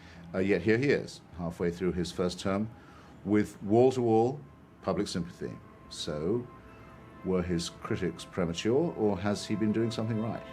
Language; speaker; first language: English; native; English